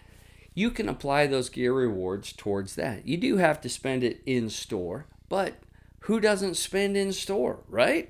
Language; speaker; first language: English; native; English